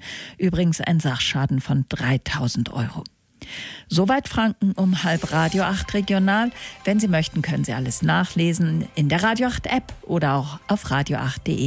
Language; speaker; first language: German; native; German